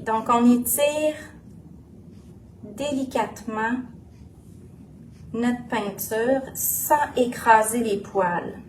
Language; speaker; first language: French; native; French